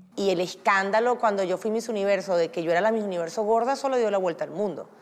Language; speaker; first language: Spanish; native; Spanish